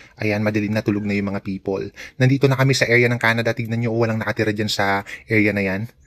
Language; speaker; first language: Filipino; native; Filipino